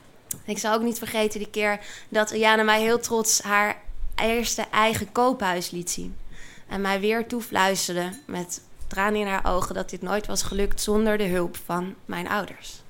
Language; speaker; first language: Dutch; native; Dutch